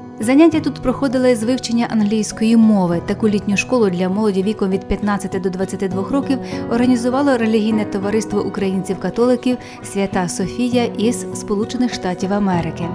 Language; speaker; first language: Ukrainian; native; Ukrainian